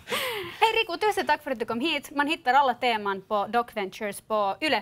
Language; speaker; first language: Swedish; native; Swedish